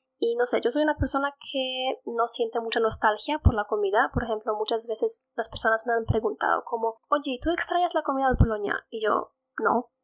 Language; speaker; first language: Spanish; non-native, fluent; Polish